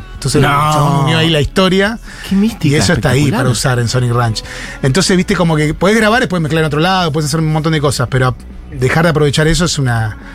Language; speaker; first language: Spanish; native; Spanish